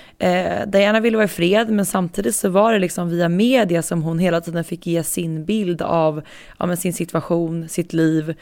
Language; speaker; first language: Swedish; native; Swedish